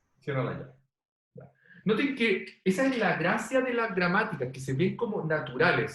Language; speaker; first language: Spanish; native; Spanish